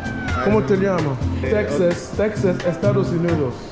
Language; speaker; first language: Spanish; non-native, learner; English